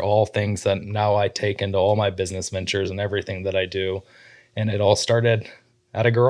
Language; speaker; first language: English; native; English